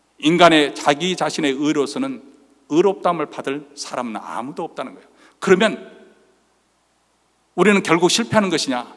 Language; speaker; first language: Korean; native; Korean